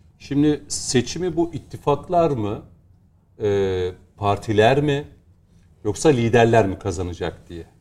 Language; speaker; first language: Turkish; native; Turkish